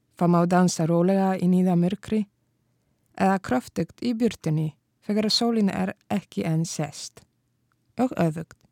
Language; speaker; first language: Icelandic; non-native, fluent; Polish